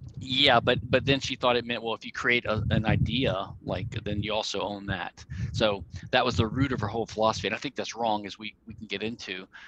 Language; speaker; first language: English; native; English